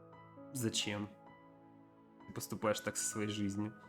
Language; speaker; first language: Russian; native; Russian